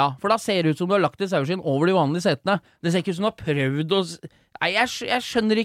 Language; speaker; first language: Norwegian; native; Norwegian